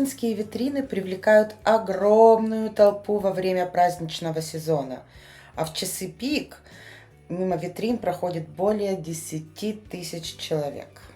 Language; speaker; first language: Russian; native; Russian